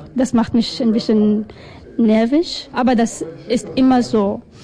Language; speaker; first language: German; non-native, learner; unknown